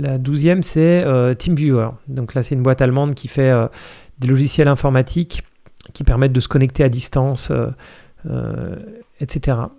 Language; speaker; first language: French; native; French